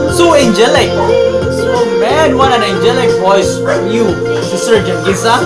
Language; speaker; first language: English; non-native, local second language; Cebuano